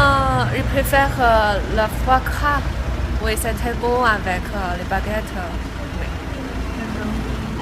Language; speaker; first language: French; non-native, learner; Chinese